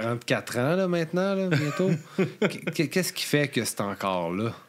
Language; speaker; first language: French; native; French